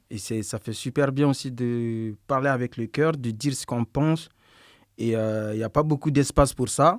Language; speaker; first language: French; non-native, local second language; Bambara